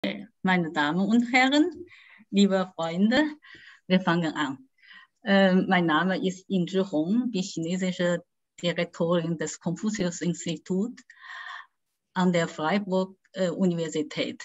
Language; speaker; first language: German; non-native, fluent; Chinese